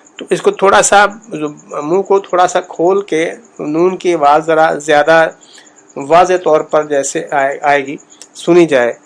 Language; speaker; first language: Urdu; native; Urdu